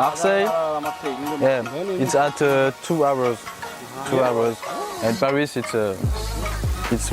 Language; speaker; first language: English; non-native, learner; French